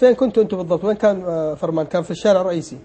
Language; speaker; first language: Arabic; native; Arabic